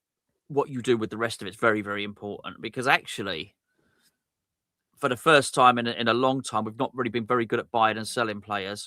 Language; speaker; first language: English; native; English